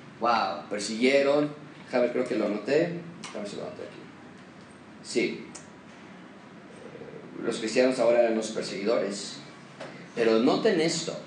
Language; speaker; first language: Spanish; native; Spanish